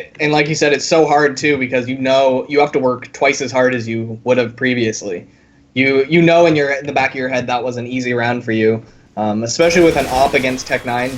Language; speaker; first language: English; native; English